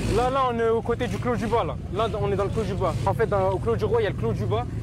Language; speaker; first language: French; native; French